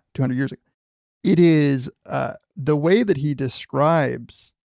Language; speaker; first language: English; native; English